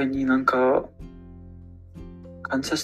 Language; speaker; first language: Japanese; non-native, fluent; French